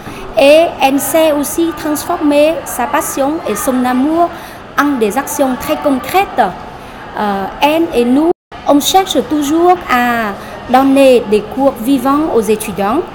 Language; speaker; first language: French; non-native, fluent; Vietnamese